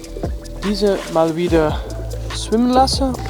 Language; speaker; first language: German; non-native, learner; Dutch